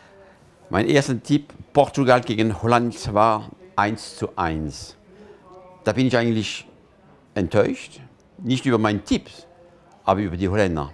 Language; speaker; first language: German; non-native, fluent; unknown